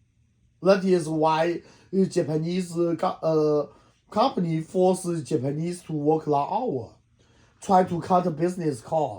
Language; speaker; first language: English; non-native, learner; Chinese